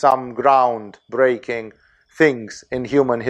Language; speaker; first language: English; non-native, fluent; Romanian